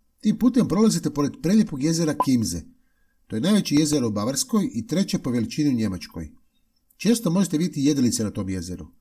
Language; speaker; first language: Croatian; native; Croatian